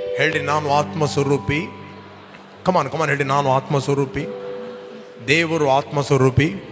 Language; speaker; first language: Kannada; non-native, local second language; Konkani